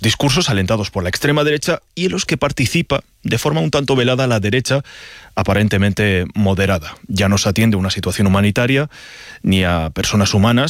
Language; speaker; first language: Spanish; native; Spanish